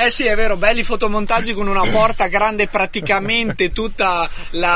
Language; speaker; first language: Italian; native; Italian